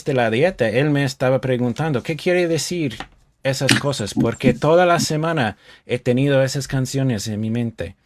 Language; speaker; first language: Spanish; non-native, fluent; English